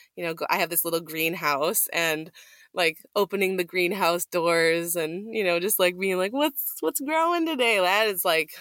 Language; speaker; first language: English; native; English